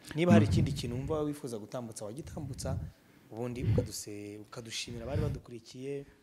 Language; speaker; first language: Kinyarwanda; native; Kinyarwanda